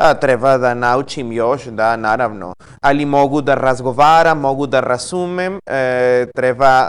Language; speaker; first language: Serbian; non-native, learner; Spanish